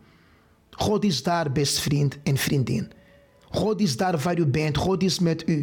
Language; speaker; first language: Dutch; non-native, fluent; Portuguese